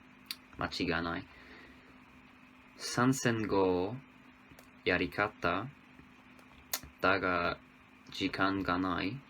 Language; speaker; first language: Japanese; non-native, learner; English